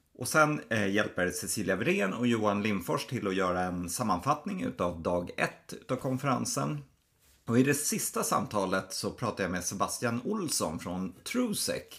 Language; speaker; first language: Swedish; native; Swedish